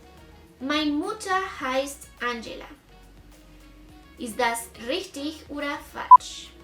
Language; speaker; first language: German; non-native, fluent; Spanish